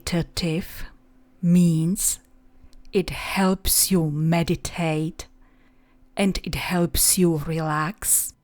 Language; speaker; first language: English; non-native, fluent; Czech